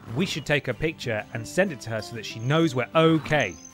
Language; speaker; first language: English; native; English